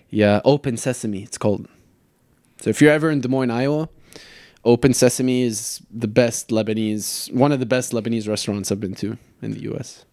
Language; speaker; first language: English; native; English